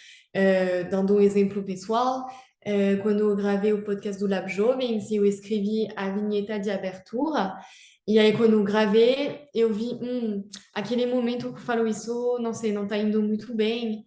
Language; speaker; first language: Portuguese; non-native, fluent; French